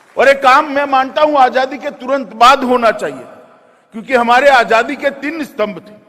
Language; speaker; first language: Hindi; non-native, local second language; Gujarati